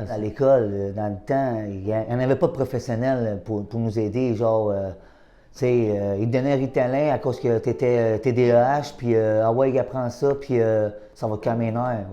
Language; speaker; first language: French; native; French